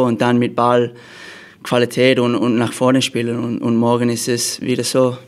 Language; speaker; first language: German; non-native, fluent; English